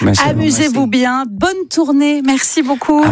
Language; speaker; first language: French; native; French